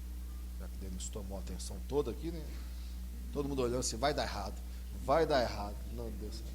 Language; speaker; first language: Portuguese; native; Portuguese